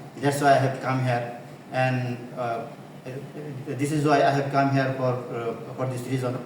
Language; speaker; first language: English; non-native, local second language; Bangla